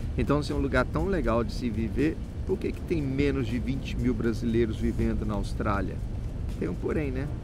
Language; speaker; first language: Portuguese; early bilingual, other home language; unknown